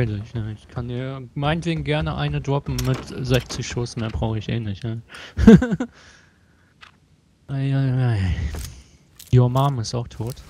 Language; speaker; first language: German; native; German